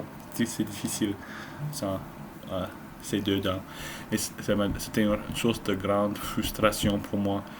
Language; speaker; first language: French; non-native, learner; English